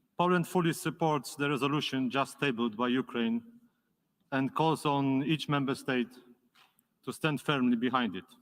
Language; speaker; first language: English; non-native, fluent; Polish